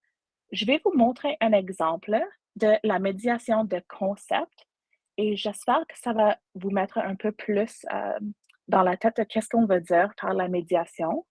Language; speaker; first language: French; non-native, local second language; English